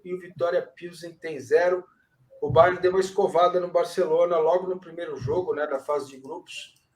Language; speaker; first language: Portuguese; native; Portuguese